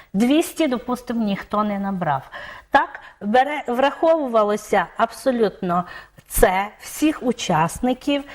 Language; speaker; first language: Ukrainian; native; Ukrainian